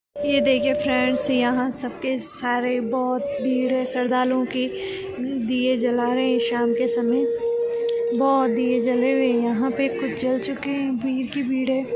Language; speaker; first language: Hindi; non-native, local second language; Garhwali